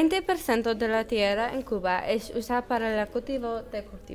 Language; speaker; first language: Spanish; non-native, learner; English